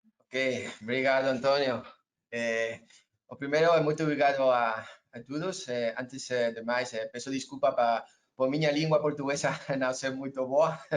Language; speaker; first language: Portuguese; non-native, learner; Spanish